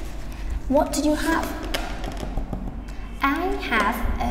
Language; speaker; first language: English; non-native, fluent; Vietnamese